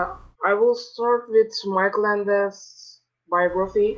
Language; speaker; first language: English; non-native, learner; Turkish